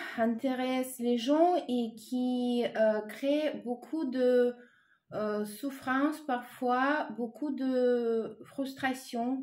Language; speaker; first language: French; non-native, fluent; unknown